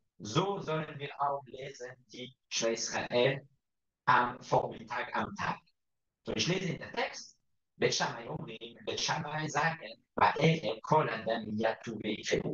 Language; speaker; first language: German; non-native, fluent; Hebrew